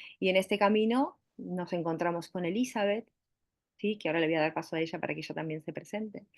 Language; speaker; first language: Spanish; native; Spanish